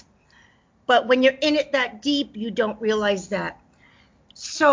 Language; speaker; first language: English; native; English